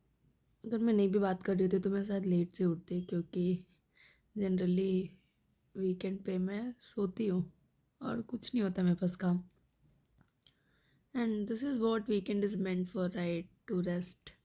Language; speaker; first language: Hindi; native; Hindi